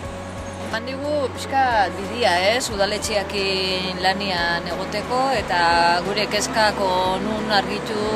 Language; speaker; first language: Basque; native; Basque